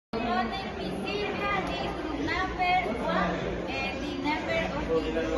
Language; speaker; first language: English; non-native, learner; Spanish